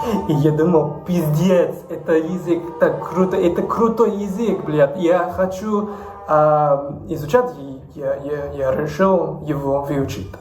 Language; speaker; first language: Russian; non-native, learner; English